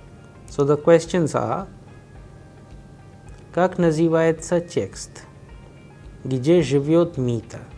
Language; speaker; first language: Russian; non-native, fluent; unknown